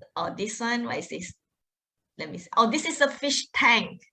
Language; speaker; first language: English; non-native, local second language; Malay